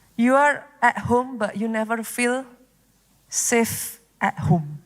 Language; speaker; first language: English; non-native, fluent; Indonesian